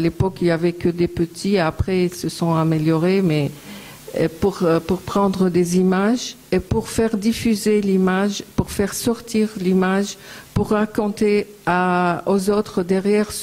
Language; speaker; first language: French; non-native, fluent; Arabic